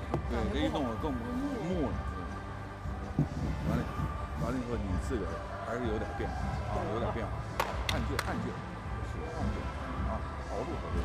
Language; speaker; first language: Chinese; native; Chinese